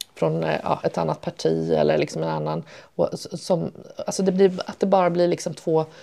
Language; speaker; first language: Swedish; early bilingual, other home language; Persian